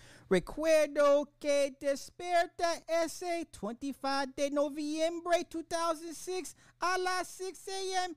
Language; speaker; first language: Spanish; non-native, learner; English